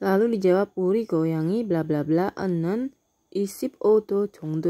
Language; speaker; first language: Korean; non-native, fluent; Indonesian